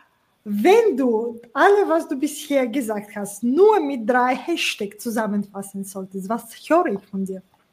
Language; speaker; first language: German; non-native, fluent; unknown